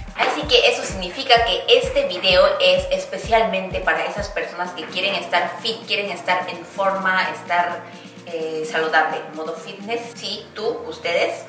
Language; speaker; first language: Spanish; non-native, fluent; Korean